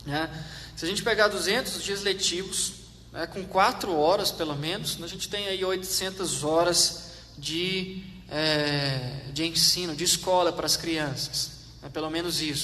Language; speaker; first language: Portuguese; native; Portuguese